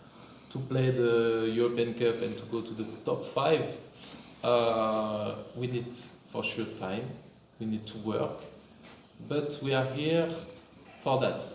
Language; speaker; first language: English; non-native, fluent; French